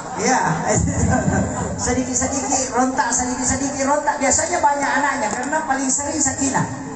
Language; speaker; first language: Indonesian; non-native, local second language; Buginese